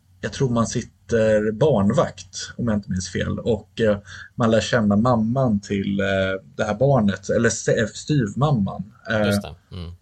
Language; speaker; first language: Swedish; native; Swedish